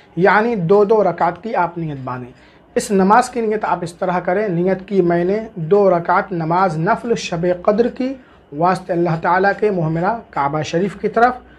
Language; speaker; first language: Hindi; native; Hindi